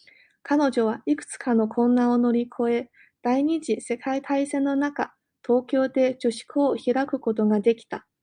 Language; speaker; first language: Japanese; non-native, learner; English